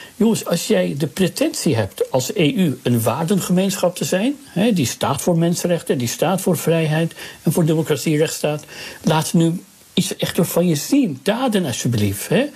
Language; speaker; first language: Dutch; non-native, fluent; Persian